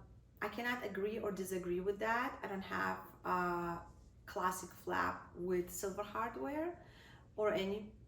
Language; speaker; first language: English; non-native, fluent; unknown